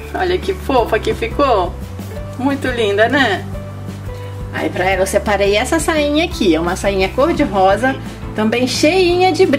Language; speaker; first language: Portuguese; native; Portuguese